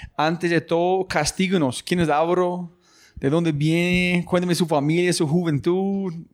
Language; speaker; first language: Spanish; non-native, fluent; English